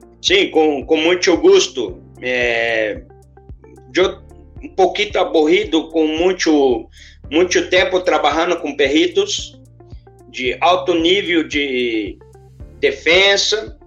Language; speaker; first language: Spanish; non-native, learner; Portuguese